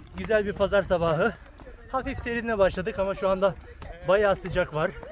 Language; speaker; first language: Turkish; native; Turkish